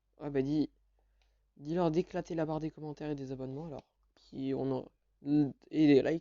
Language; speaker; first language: French; native; French